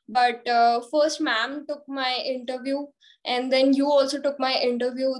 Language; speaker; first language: English; non-native, local second language; Hindi